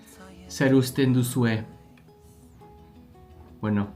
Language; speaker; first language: Basque; non-native, learner; English